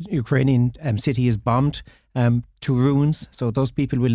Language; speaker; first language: English; native; English